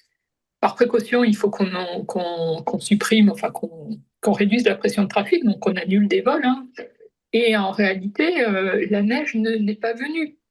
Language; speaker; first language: French; native; French